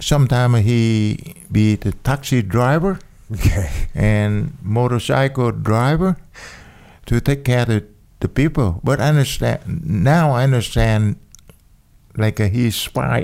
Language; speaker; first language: English; non-native, learner; Vietnamese